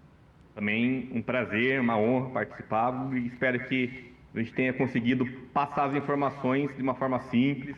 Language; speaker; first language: Portuguese; native; Portuguese